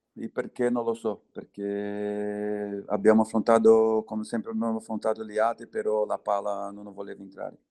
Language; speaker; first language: Italian; non-native, fluent; Portuguese